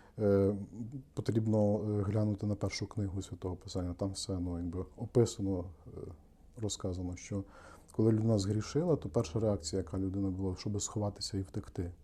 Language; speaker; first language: Ukrainian; native; Ukrainian